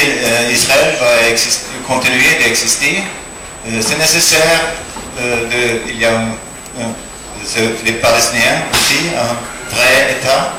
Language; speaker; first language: French; non-native, learner; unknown